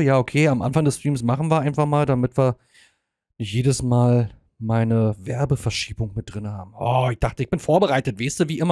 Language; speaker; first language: German; native; German